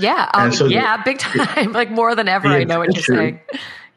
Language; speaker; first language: English; native; English